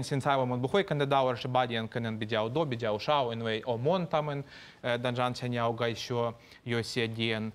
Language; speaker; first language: Chinese; non-native, fluent; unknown